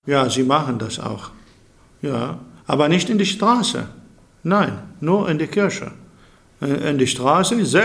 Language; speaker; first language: German; non-native, learner; Arabic